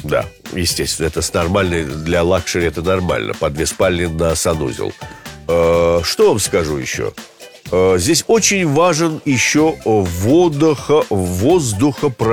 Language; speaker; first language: Russian; native; Russian